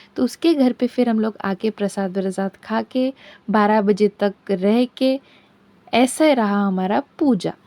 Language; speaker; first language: Hindi; non-native, local second language; Bangla